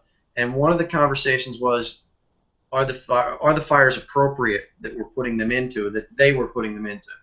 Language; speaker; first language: English; native; English